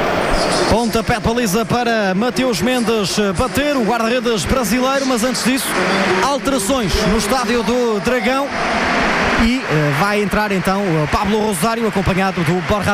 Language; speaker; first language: Portuguese; native; Portuguese